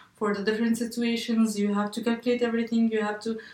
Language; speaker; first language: English; non-native, fluent; Arabic